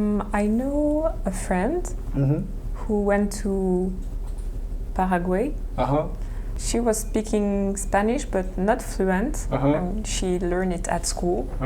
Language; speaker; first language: English; non-native, fluent; French